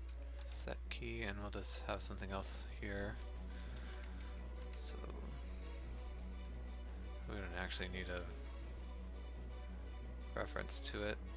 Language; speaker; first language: English; native; English